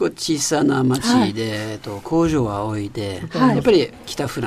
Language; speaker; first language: Japanese; non-native, fluent; French